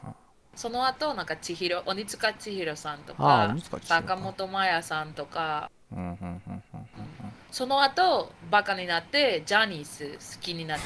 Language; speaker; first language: Japanese; non-native, learner; Spanish